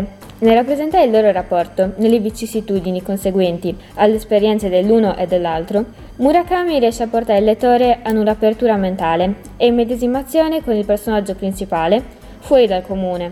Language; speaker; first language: Italian; native; Italian